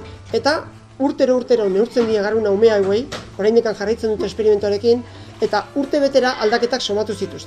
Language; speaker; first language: Basque; native; Basque